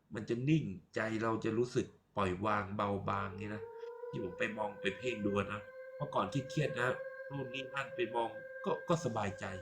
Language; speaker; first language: Thai; native; Thai